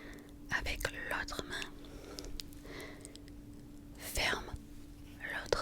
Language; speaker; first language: French; non-native, fluent; English